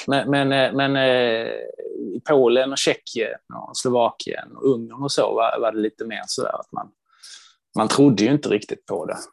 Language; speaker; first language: Swedish; early bilingual, other home language; Hebrew